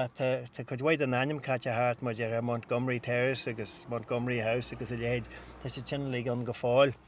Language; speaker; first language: Irish; native; Irish